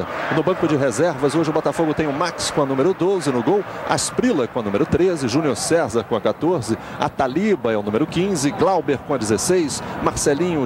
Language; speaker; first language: Portuguese; native; Portuguese